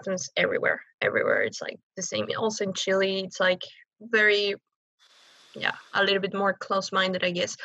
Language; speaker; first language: English; non-native, fluent; Spanish